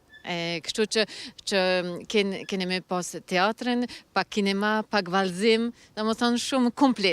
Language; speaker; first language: Albanian; early bilingual, heritage; Albanian